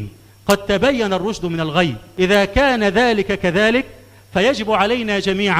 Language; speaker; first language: Arabic; native; Arabic